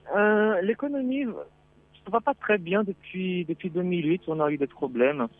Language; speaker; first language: French; non-native, fluent; Portuguese